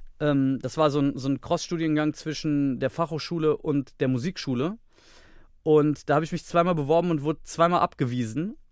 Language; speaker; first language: German; early bilingual, heritage; Greek